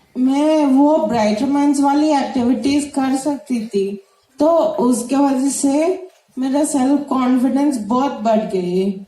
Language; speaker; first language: Hindi; non-native, local second language; Telugu